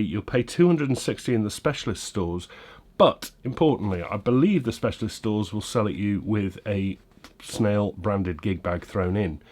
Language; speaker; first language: English; native; English